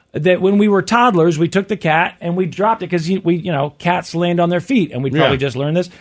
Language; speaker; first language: English; native; English